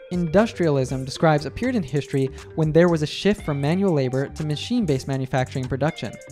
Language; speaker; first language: English; native; English